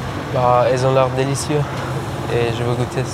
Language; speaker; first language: French; non-native, learner; Persian